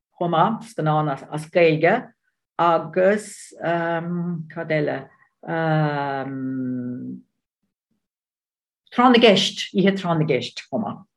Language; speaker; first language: Irish; non-native, learner; Dutch